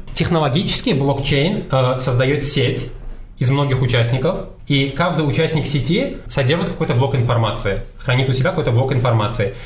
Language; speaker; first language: Russian; non-native, local second language; Tajik